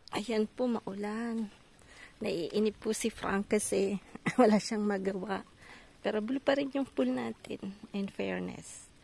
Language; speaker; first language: Filipino; native; Filipino